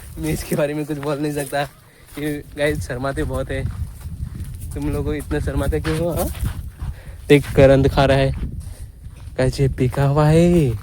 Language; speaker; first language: Hindi; non-native, local second language; Marathi